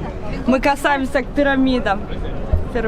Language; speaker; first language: Russian; native; Russian